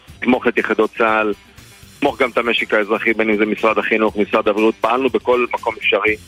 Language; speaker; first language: Hebrew; native; Hebrew